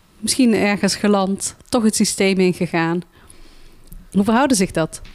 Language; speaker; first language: Dutch; early bilingual, other home language; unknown